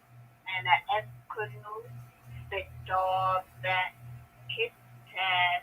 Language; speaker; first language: Arabic; non-native, learner; English